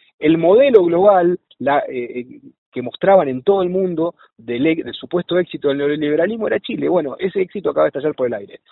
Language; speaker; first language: Spanish; native; Spanish